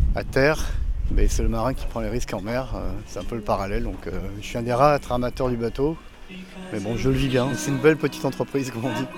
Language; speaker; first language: French; native; French